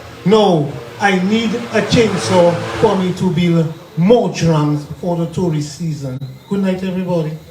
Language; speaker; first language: English; non-native, local second language; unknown